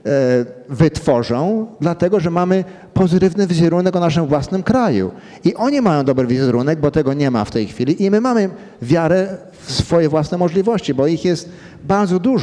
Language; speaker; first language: Polish; early bilingual, heritage; Polish